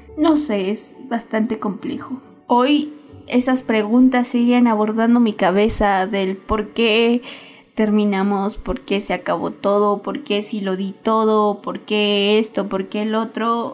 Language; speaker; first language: Spanish; native; Spanish